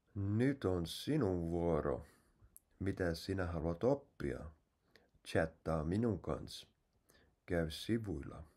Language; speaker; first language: Finnish; non-native, fluent; English